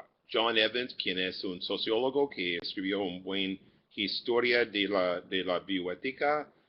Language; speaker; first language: Spanish; non-native, fluent; English